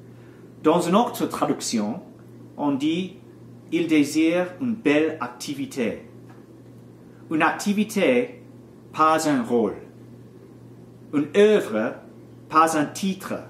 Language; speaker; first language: French; non-native, learner; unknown